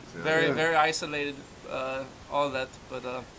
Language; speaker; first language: English; native; English